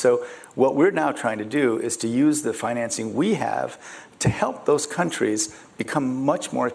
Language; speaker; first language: English; early bilingual, other home language; Korean